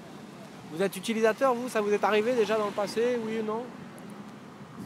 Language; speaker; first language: French; native; French